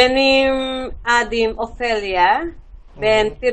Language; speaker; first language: Turkish; non-native, learner; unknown